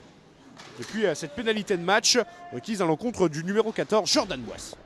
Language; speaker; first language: French; native; French